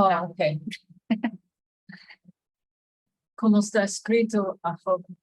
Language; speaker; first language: Spanish; non-native, fluent; English